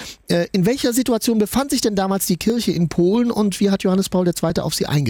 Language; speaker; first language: German; native; German